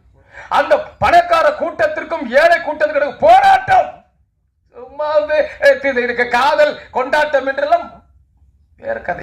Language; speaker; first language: Tamil; native; Tamil